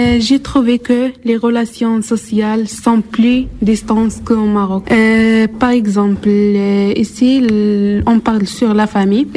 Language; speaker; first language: French; non-native, learner; Arabic